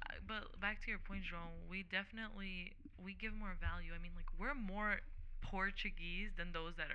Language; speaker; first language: English; early bilingual, other home language; Portuguese